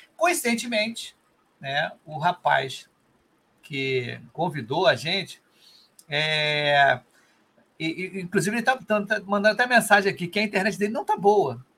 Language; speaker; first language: Portuguese; native; Portuguese